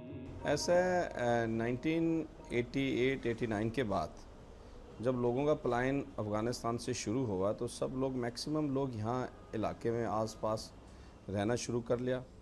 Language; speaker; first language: Hindi; non-native, fluent; Punjabi